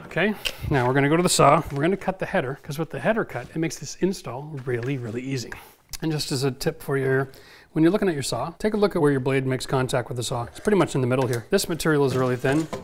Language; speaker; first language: English; native; English